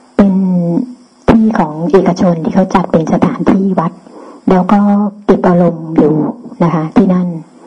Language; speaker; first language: Thai; native; Thai